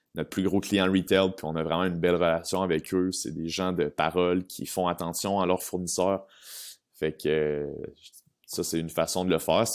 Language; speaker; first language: French; native; French